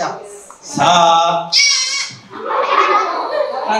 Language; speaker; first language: Indonesian; native; Indonesian